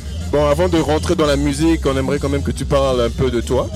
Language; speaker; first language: French; non-native, local second language; Lingala